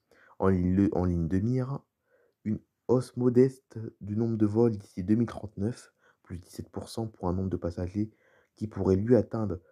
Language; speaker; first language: French; native; French